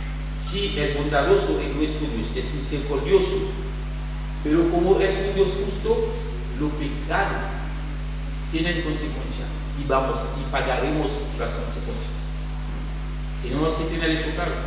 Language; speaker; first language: Spanish; non-native, fluent; French